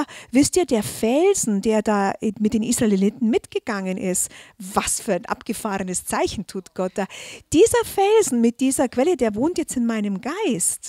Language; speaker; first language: German; native; German